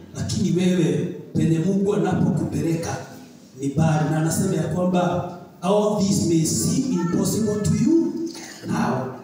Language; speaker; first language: Swahili; non-native, local second language; Kikuyu